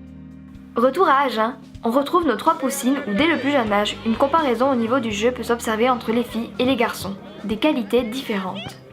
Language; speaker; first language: French; native; French